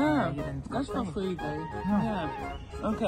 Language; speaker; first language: Dutch; early bilingual, heritage; English